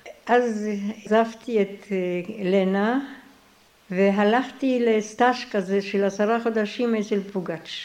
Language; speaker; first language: Hebrew; non-native, fluent; Polish